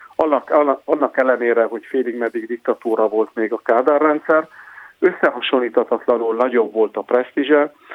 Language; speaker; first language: Hungarian; non-native, fluent; Italian